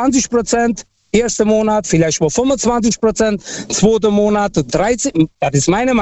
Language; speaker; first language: German; non-native, fluent; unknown